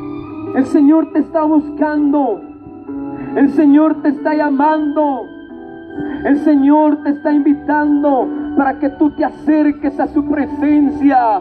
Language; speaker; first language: Spanish; native; Spanish